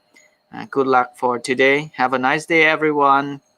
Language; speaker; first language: English; non-native, fluent; Thai